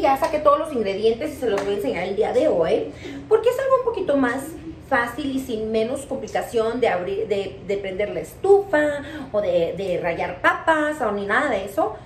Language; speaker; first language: Spanish; early bilingual, heritage; Spanish